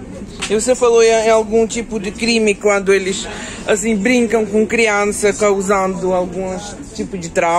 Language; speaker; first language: Portuguese; non-native, learner; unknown